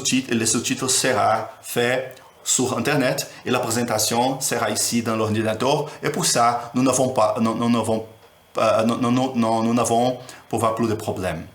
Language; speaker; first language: French; non-native, learner; Portuguese